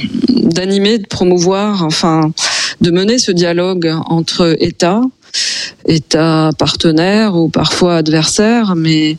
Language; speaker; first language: French; native; French